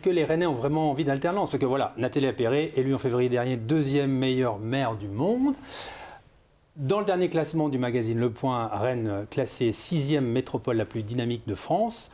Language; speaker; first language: French; native; French